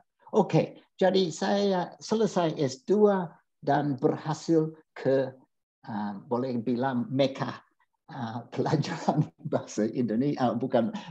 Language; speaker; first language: Indonesian; non-native, fluent; English